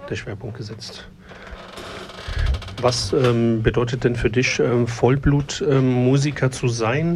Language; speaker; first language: German; native; German